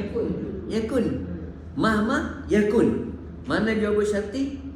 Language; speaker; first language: Arabic; non-native, fluent; Malay